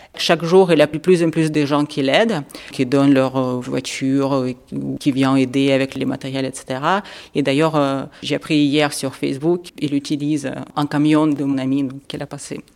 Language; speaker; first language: French; non-native, fluent; Ukrainian